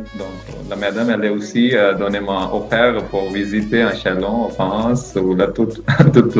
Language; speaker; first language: French; non-native, learner; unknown